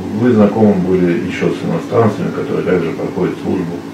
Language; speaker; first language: Russian; native; Russian